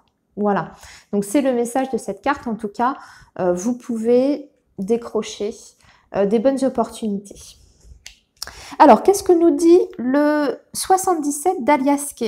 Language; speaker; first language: French; native; French